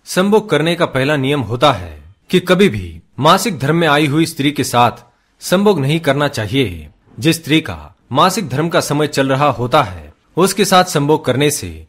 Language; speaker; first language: Hindi; native; Hindi